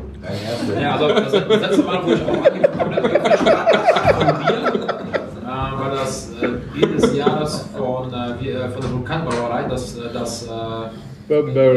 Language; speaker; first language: German; native; German